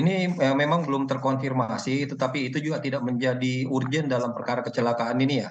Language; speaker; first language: Indonesian; native; Indonesian